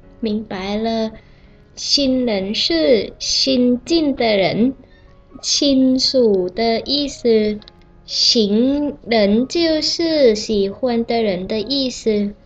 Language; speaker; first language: Chinese; non-native, learner; Thai